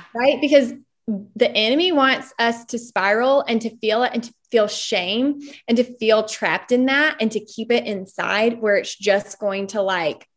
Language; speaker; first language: English; native; English